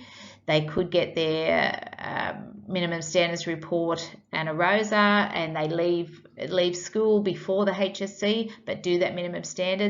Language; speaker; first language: English; native; English